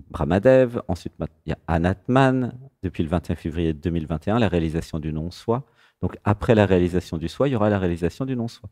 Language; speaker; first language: French; native; French